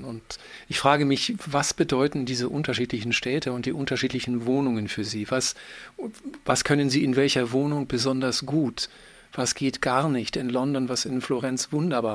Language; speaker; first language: German; native; German